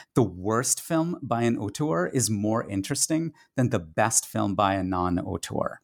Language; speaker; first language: English; non-native, local second language; Tamil